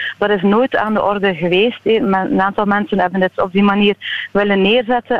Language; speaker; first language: Dutch; native; Dutch